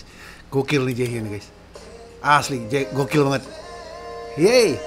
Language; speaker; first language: Indonesian; native; Indonesian